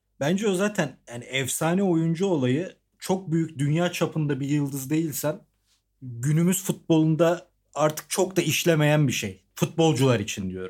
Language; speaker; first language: Turkish; native; Turkish